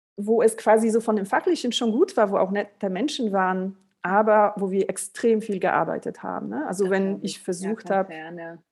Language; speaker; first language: German; early bilingual, other home language; Polish